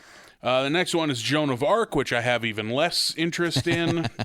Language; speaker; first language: English; native; English